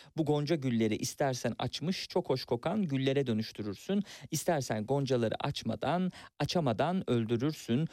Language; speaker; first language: Turkish; native; Turkish